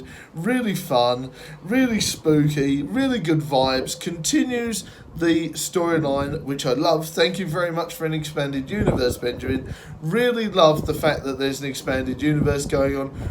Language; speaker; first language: English; native; English